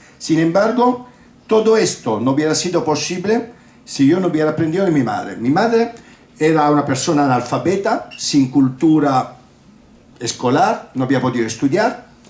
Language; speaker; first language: Spanish; non-native, fluent; Italian